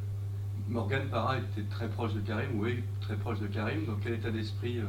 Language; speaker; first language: French; native; French